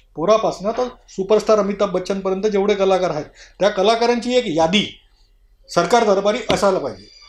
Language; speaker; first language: Marathi; native; Marathi